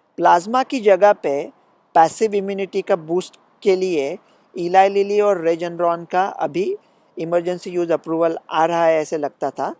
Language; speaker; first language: Hindi; non-native, local second language; Marathi